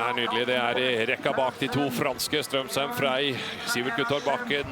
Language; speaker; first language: Norwegian; native; Norwegian